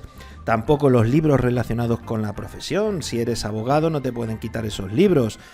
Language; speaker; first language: Spanish; native; Spanish